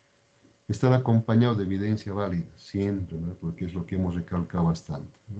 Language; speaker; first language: Spanish; native; Spanish